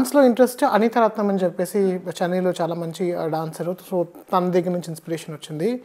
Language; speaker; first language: Telugu; native; Telugu